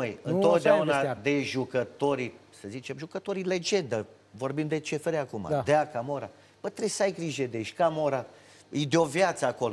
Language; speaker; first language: Romanian; native; Romanian